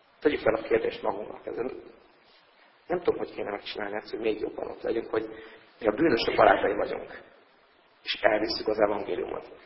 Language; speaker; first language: Hungarian; native; Hungarian